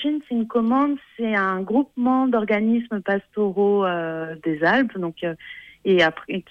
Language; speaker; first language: French; native; French